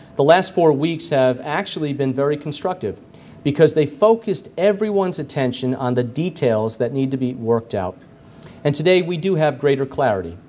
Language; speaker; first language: English; native; English